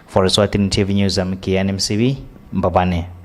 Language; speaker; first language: English; non-native, local second language; Swati